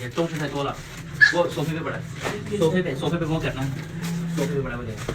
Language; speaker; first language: Chinese; non-native, fluent; Punjabi